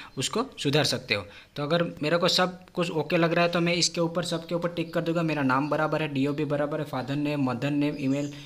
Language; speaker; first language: Hindi; non-native, local second language; Gujarati